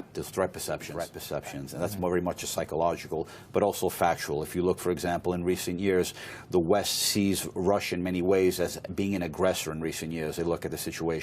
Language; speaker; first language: English; native; English